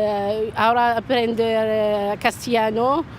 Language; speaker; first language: Spanish; non-native, learner; Arabic